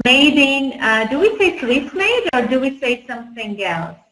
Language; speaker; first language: English; non-native, fluent; Armenian